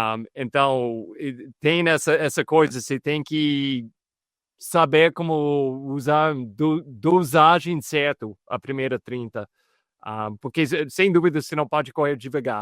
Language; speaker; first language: Portuguese; non-native, fluent; English